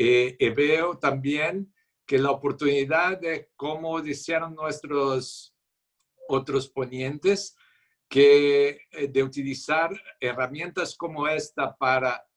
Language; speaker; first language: Spanish; non-native, fluent; Portuguese